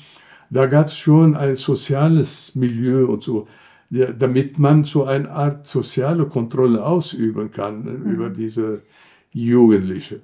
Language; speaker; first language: German; non-native, fluent; Arabic